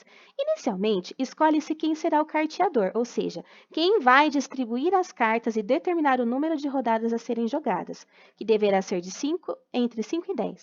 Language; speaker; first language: Portuguese; native; Portuguese